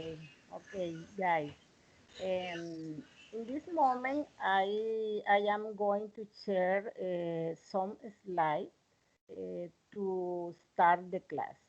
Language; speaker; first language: English; non-native, learner; Spanish